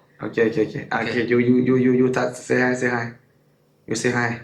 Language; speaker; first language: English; non-native, learner; Thai